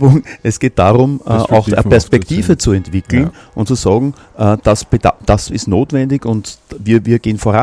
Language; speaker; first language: German; native; German